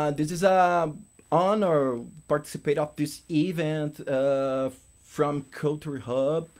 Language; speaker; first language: English; non-native, learner; Portuguese